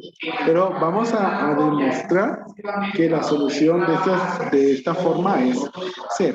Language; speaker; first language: Spanish; native; Spanish